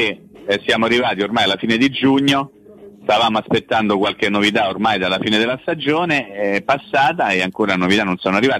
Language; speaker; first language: Italian; native; Italian